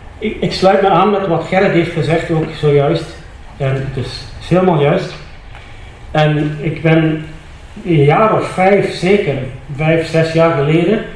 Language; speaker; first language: Dutch; native; Dutch